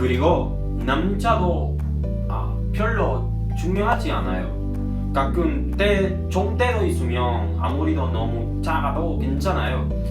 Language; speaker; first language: Korean; non-native, learner; Spanish